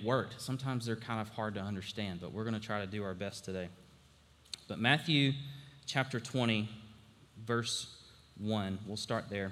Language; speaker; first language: English; native; English